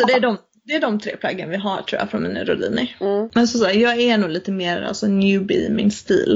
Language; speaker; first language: Swedish; native; Swedish